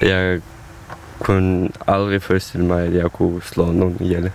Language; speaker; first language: Danish; non-native, fluent; Ukrainian